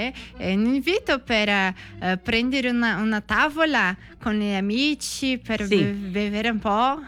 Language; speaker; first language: Italian; non-native, learner; Portuguese